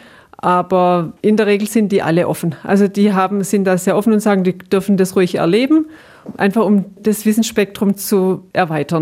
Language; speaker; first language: German; native; German